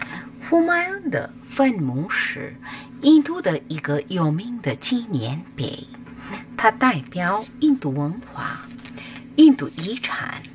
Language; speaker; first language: Chinese; non-native, fluent; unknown